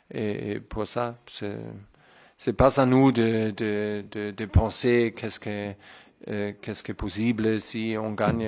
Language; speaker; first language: French; non-native, fluent; German